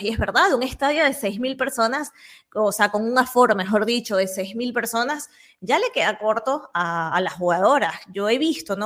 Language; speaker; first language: Spanish; native; Spanish